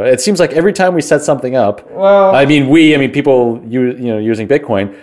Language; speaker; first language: English; native; English